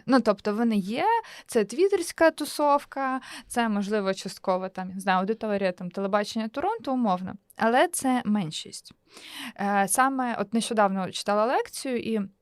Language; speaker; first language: Ukrainian; native; Ukrainian